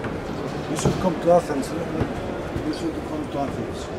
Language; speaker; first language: English; non-native, learner; Greek